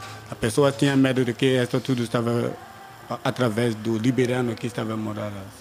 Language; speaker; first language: Portuguese; non-native, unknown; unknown